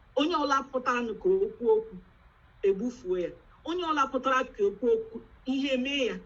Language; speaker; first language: Igbo; native; Igbo